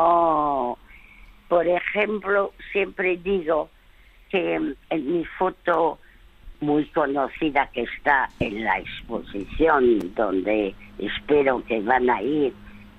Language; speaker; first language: Spanish; early bilingual, other home language; French